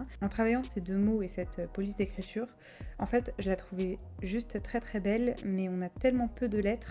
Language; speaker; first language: French; native; French